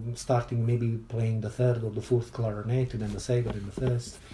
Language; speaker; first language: English; non-native, fluent; Italian